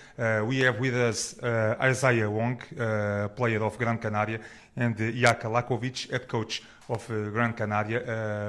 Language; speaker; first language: English; non-native, learner; Portuguese